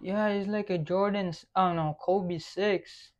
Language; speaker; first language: English; non-native, local second language; Filipino